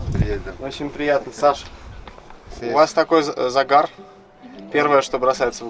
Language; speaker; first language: Russian; native; Russian